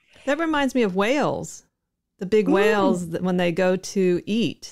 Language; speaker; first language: English; native; English